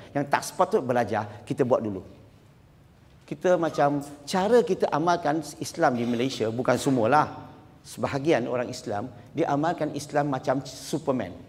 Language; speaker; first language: Malay; non-native, local second language; Chinese